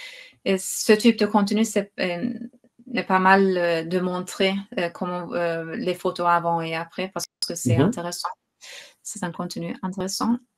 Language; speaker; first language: French; non-native, fluent; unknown